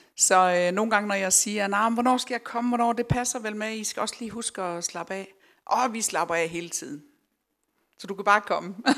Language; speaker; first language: Danish; early bilingual, other home language; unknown